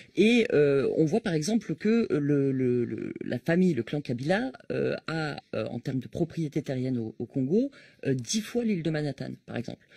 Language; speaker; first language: French; native; French